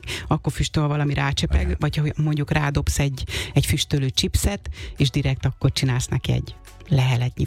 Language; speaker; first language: Hungarian; native; Hungarian